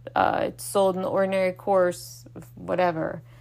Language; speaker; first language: English; native; English